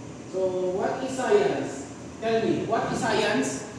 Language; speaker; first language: English; non-native, local second language; Filipino